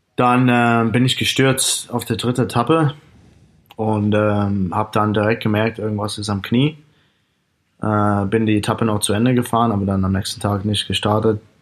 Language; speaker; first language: German; non-native, fluent; English